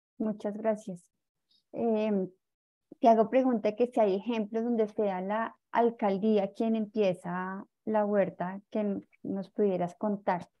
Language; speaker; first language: Spanish; native; Spanish